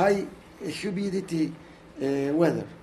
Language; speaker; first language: English; non-native, learner; Spanish